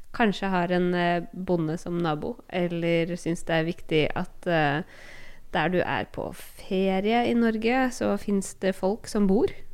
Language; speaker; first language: Norwegian; native; Norwegian